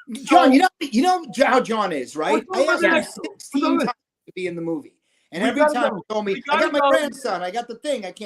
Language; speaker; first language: English; native; English